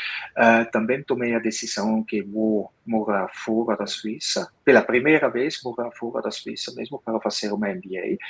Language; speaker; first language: Portuguese; non-native, fluent; Swiss German